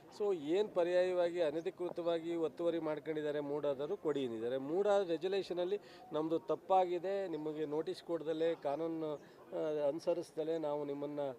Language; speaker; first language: Kannada; native; Kannada